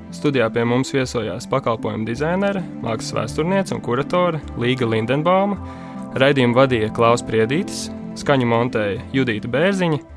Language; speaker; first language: Latvian; native; Latvian